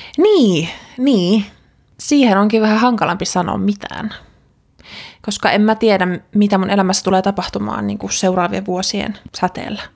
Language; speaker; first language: Finnish; native; Finnish